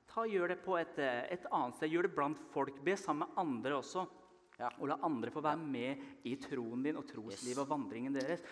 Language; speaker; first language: Norwegian; early bilingual, other home language; Persian